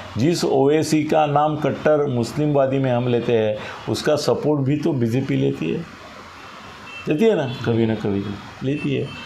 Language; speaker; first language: Hindi; non-native, local second language; Marathi